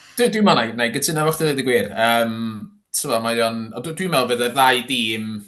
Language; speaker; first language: Welsh; native; Welsh